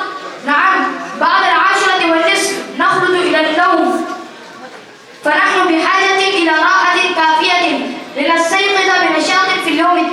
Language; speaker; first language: Arabic; non-native, learner; Urdu